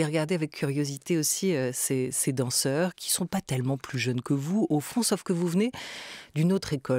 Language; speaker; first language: French; native; French